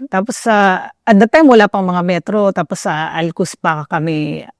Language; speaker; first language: Filipino; native; Filipino